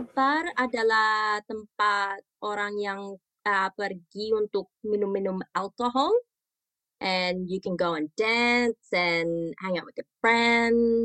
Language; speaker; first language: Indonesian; early bilingual, heritage; Indonesian